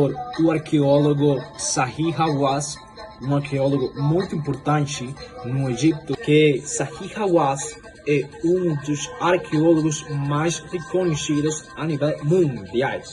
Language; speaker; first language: Portuguese; non-native, fluent; Spanish